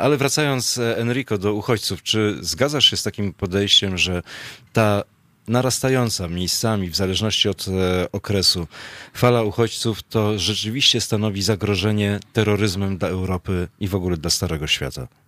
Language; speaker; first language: Polish; native; Polish